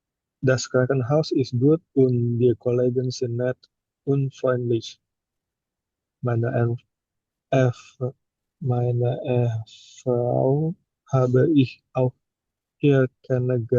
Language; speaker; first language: German; non-native, learner; Indonesian